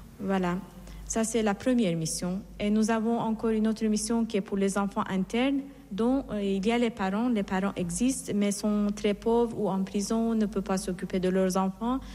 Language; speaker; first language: French; non-native, fluent; Persian